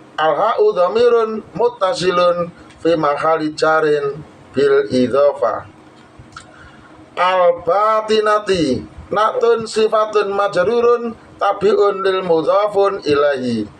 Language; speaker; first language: Arabic; non-native, fluent; Javanese